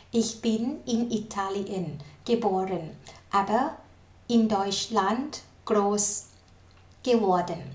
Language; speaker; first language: German; non-native, fluent; Thai